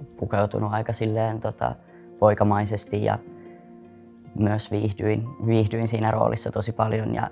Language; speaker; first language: Finnish; native; Finnish